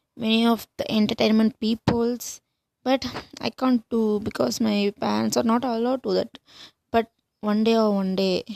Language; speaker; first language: English; non-native, local second language; Tamil